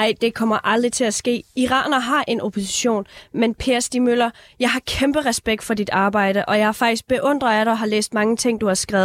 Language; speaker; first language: Danish; early bilingual, other home language; Persian